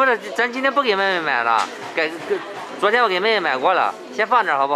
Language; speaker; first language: Chinese; native; Chinese